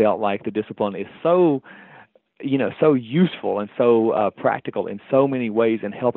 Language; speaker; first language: English; native; English